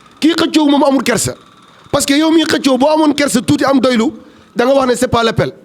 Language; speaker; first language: Wolof; native; Wolof